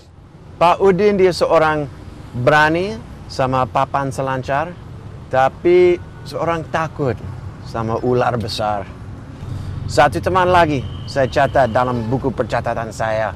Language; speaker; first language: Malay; non-native, fluent; English